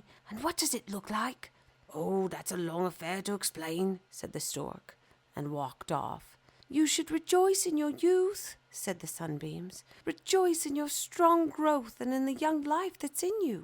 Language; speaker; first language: English; native; English